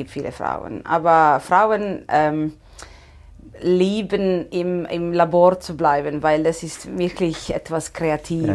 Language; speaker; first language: German; non-native, fluent; Italian